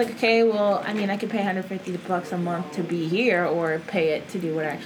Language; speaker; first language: English; early bilingual, other home language; Spanish